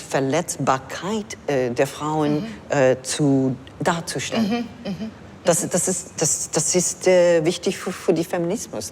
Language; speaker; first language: German; non-native, fluent; English